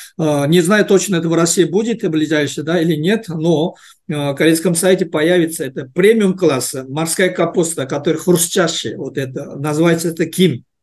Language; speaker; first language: Russian; non-native, learner; Korean